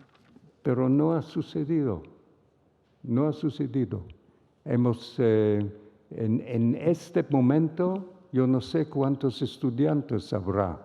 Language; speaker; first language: Spanish; non-native, fluent; Hebrew